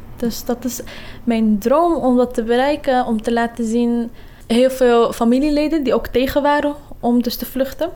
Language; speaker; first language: Dutch; early bilingual, other home language; Kurdish